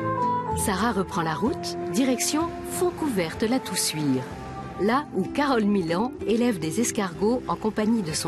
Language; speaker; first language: French; native; French